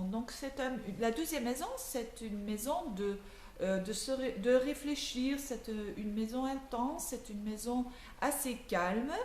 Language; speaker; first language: French; non-native, learner; Dutch